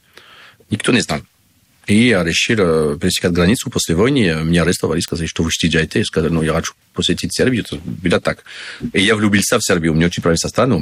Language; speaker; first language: Russian; non-native, learner; French